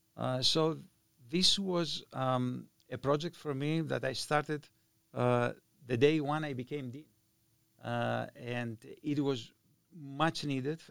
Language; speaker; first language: English; non-native, fluent; Greek